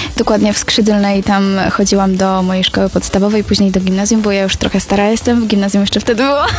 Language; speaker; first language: Polish; native; Polish